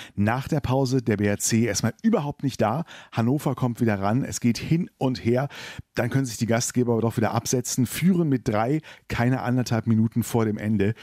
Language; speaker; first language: German; native; German